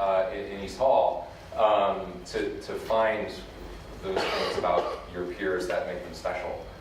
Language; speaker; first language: English; native; English